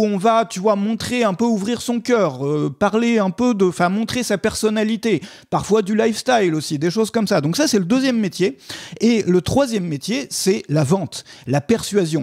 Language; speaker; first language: French; native; French